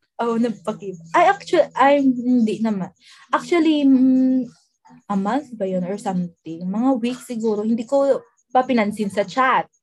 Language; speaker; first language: Filipino; non-native, local second language; Hiligaynon